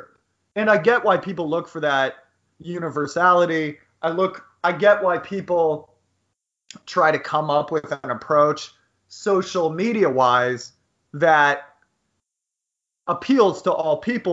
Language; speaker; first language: English; native; English